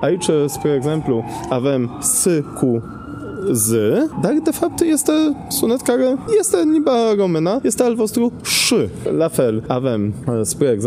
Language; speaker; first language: Romanian; non-native, fluent; Polish